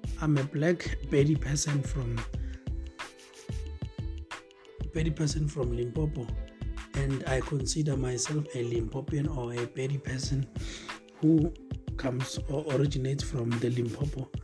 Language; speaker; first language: English; non-native, local second language; Northern Sotho